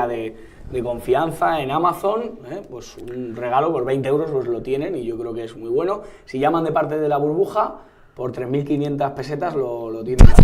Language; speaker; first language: Spanish; native; Spanish